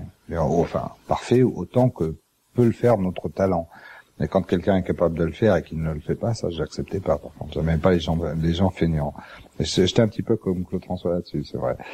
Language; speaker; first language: French; native; French